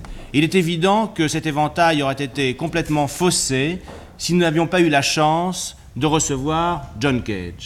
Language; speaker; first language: French; native; French